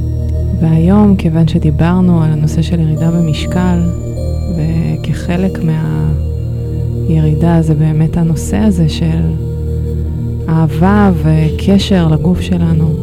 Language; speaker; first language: Hebrew; native; Hebrew